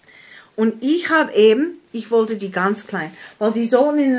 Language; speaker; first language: German; non-native, fluent; English